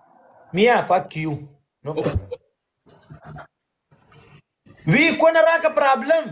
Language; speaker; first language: English; non-native, learner; Pashto